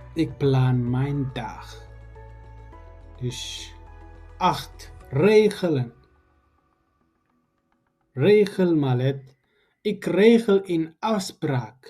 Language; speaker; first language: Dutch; non-native, learner; Tigrinya